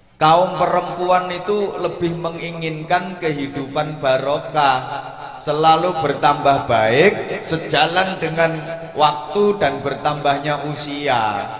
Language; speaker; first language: Indonesian; non-native, local second language; Javanese